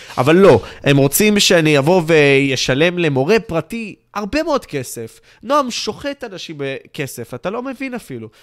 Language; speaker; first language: Hebrew; native; Hebrew